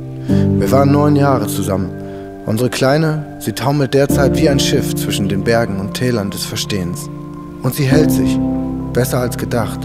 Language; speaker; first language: German; native; German